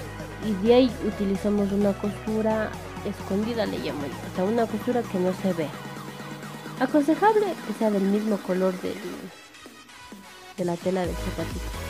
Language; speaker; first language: Spanish; native; Spanish